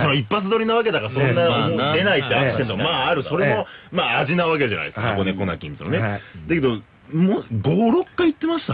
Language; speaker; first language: Japanese; native; Japanese